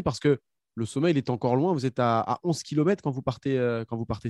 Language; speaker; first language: French; native; French